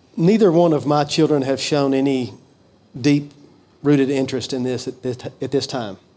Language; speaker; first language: English; native; English